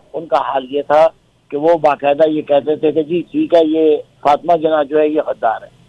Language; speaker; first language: Urdu; native; Urdu